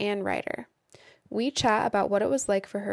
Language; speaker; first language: English; native; English